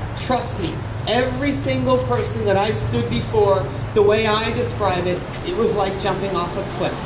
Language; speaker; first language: English; native; English